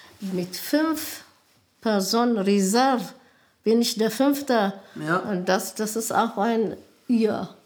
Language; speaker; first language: German; non-native, learner; Amharic